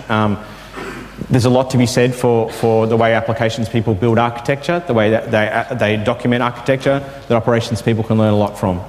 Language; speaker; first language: English; native; English